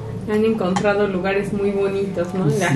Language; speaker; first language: Spanish; native; Spanish